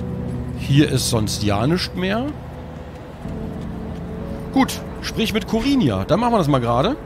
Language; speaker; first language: German; native; German